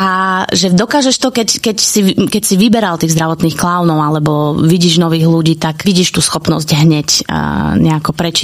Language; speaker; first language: Slovak; native; Slovak